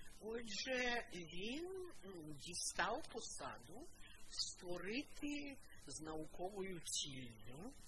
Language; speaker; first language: Ukrainian; non-native, local second language; Russian